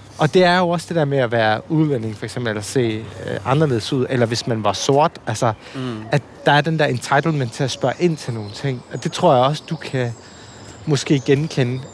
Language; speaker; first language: Danish; early bilingual, other home language; Assyrian Neo-Aramaic